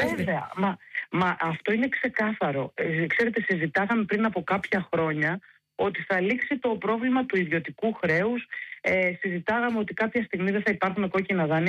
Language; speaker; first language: Greek; native; Greek